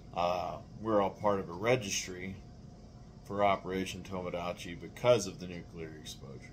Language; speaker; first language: English; native; English